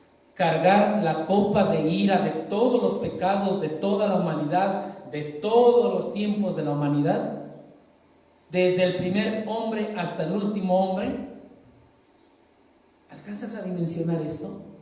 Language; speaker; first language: Spanish; native; Spanish